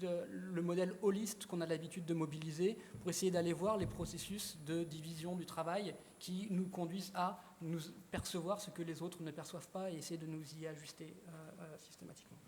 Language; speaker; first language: French; native; French